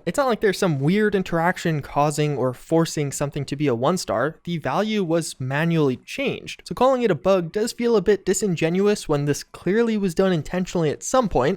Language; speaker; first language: English; native; English